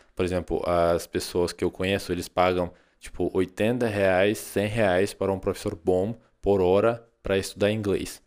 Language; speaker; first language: Portuguese; non-native, fluent; Russian